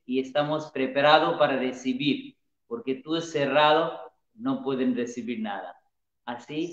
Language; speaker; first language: Spanish; non-native, learner; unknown